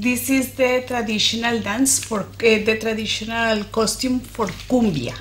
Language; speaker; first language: English; non-native, fluent; Spanish